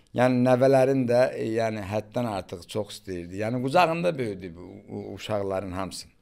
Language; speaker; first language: Azerbaijani; native; Azerbaijani